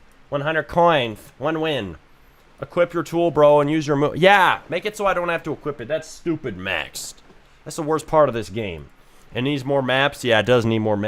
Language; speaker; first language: English; native; English